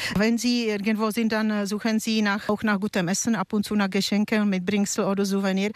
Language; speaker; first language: German; non-native, fluent; Czech